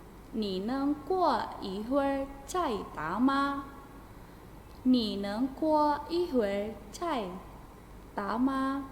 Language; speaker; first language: Chinese; non-native, fluent; Indonesian